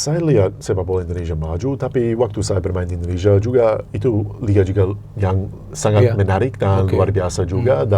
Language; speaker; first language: Indonesian; non-native, fluent; English